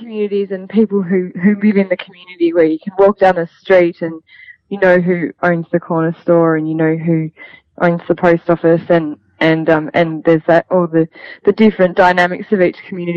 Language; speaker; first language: English; native; English